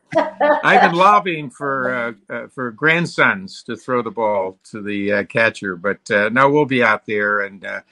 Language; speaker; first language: English; native; English